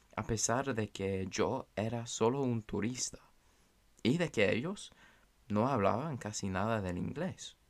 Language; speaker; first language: Spanish; non-native, fluent; English